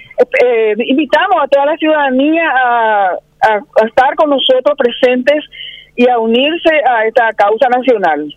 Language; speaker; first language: Spanish; native; Spanish